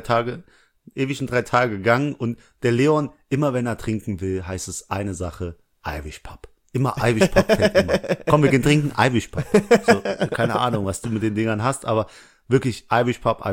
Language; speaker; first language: German; native; German